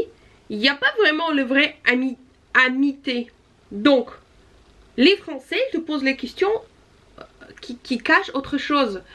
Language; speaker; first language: French; non-native, fluent; Russian